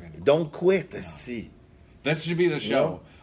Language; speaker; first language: English; native; English